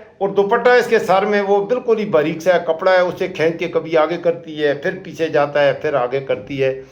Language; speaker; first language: Urdu; non-native, local second language; Pashto